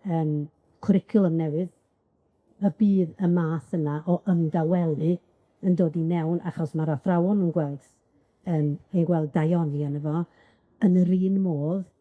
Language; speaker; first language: Welsh; native; Welsh